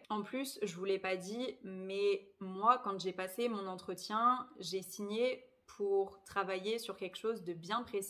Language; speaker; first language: French; native; French